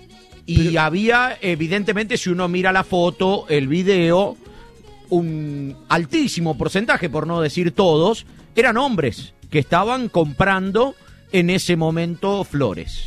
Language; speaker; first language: Spanish; native; Spanish